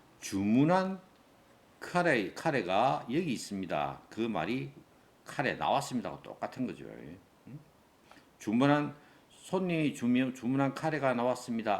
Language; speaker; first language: Korean; native; Korean